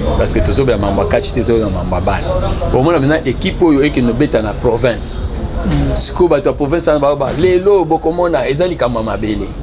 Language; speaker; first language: Lingala; native; Lingala